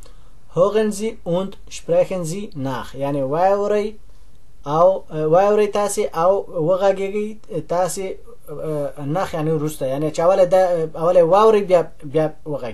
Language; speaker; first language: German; non-native, learner; Pashto